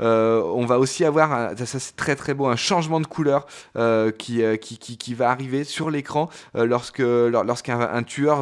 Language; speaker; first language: French; native; French